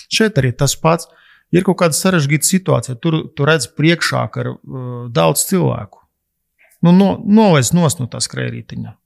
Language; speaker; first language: Latvian; native; Latvian